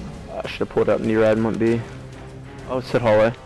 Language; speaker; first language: English; native; English